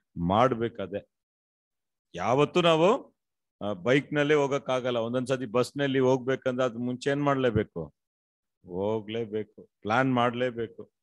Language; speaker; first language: Kannada; non-native, local second language; Tamil